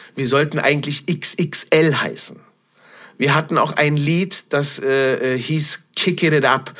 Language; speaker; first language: German; native; German